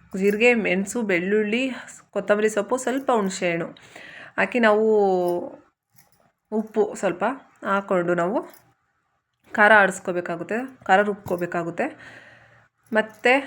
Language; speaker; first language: Kannada; native; Kannada